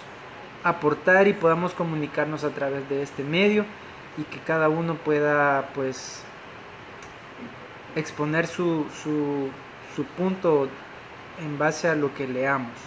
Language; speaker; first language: Spanish; native; Spanish